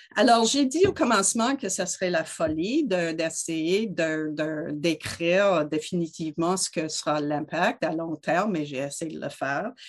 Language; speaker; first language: French; non-native, local second language; English